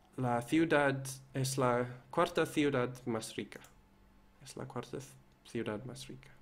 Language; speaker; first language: Spanish; non-native, learner; English